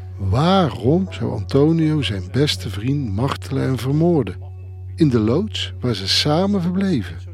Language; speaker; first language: Dutch; native; Dutch